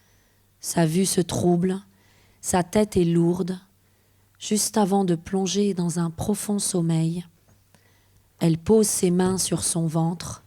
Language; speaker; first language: French; early bilingual, other home language; Persian